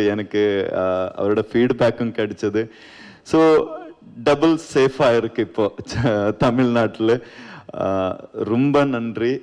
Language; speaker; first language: Tamil; non-native, learner; Kannada